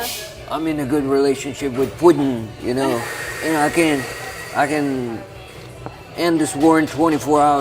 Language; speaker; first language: English; non-native, fluent; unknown